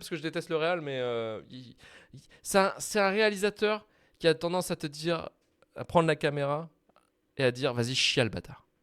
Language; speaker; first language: French; native; French